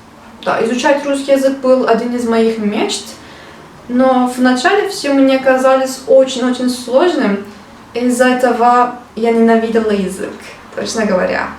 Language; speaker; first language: Russian; non-native, learner; Turkish